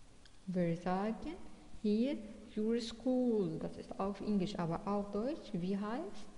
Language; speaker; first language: German; non-native, fluent; Arabic